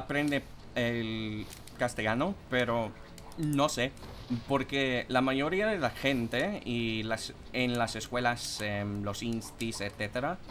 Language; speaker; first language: Spanish; non-native, fluent; English